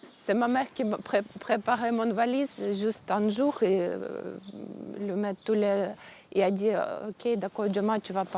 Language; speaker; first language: French; non-native, learner; Ukrainian